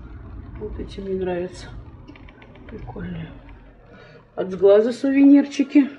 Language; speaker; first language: Russian; native; Russian